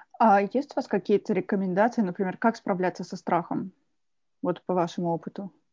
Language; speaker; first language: Russian; native; Russian